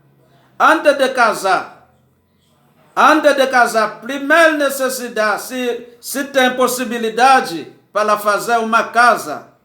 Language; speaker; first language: Portuguese; non-native, learner; Haitian Creole